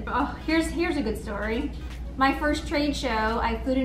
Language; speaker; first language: English; native; English